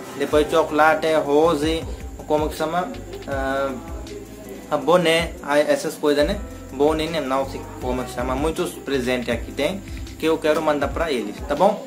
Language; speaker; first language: Portuguese; non-native, learner; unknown